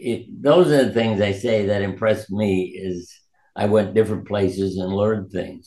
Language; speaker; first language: English; native; English